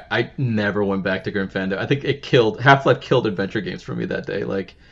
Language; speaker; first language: English; native; English